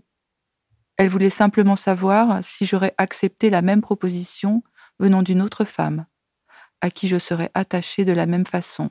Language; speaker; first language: French; native; French